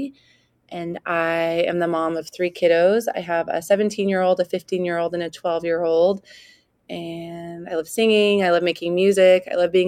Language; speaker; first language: English; native; English